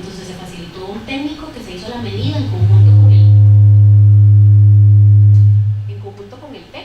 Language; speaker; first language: Spanish; native; Spanish